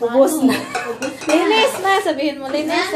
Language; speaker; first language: Filipino; non-native, learner; Indonesian